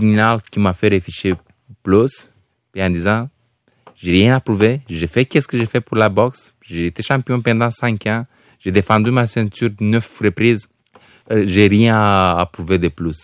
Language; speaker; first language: French; non-native, fluent; Romanian